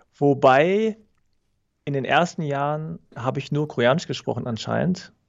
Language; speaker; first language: German; early bilingual, other home language; Korean